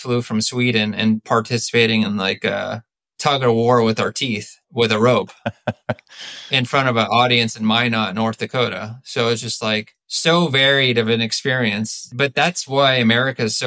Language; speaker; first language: English; native; English